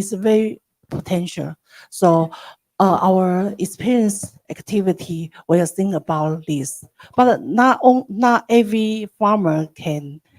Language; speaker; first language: English; non-native, learner; Chinese